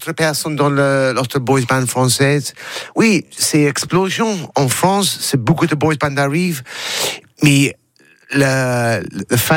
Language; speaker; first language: French; non-native, learner; English